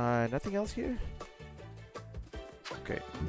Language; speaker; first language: English; native; English